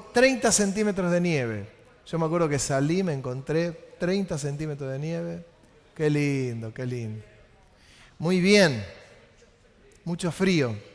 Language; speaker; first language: Spanish; native; Spanish